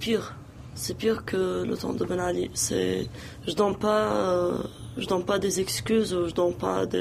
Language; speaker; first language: French; non-native, local second language; Arabic